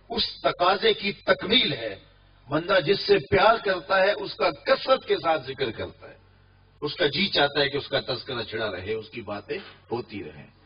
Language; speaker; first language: Urdu; non-native, local second language; Punjabi